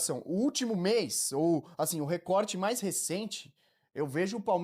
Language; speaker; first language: Portuguese; native; Portuguese